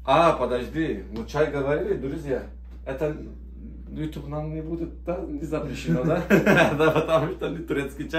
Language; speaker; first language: Russian; non-native, learner; Turkish